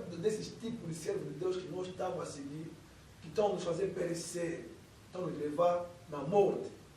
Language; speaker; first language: Portuguese; non-native, fluent; Lingala